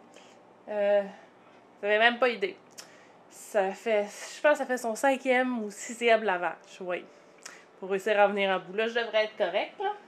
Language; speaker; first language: French; native; French